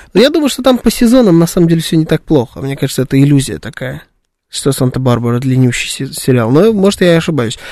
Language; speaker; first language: Russian; native; Russian